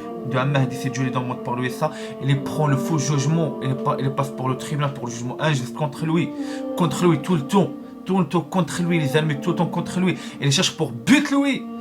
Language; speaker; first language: French; non-native, learner; Arabic